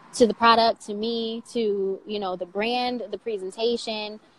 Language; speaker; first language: English; native; English